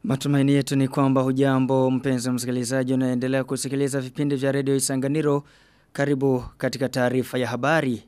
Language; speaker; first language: Swahili; non-native, local second language; Rundi